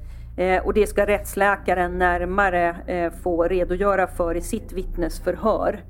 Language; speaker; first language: Swedish; native; Swedish